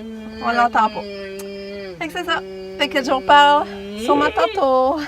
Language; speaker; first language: French; native; French